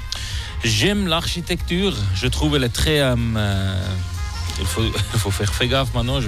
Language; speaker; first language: French; non-native, local second language; German